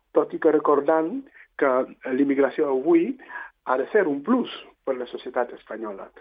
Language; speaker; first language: Catalan; non-native, fluent; Wolof